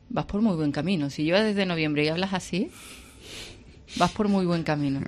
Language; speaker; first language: Spanish; native; Spanish